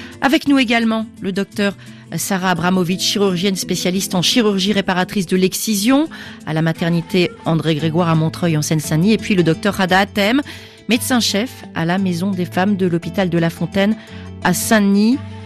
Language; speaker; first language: French; native; French